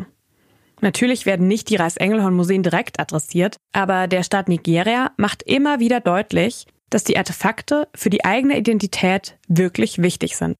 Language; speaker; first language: German; native; German